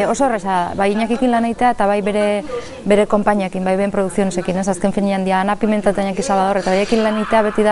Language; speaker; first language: Basque; native; Basque